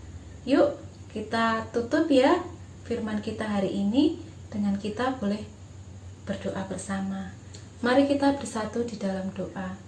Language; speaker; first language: Indonesian; native; Indonesian